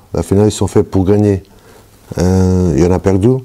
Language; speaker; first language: French; non-native, learner; Portuguese